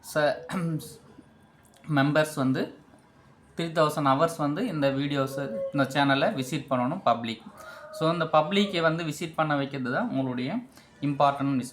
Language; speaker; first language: Tamil; native; Tamil